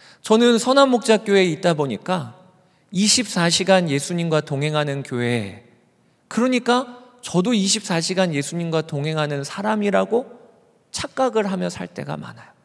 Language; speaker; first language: Korean; native; Korean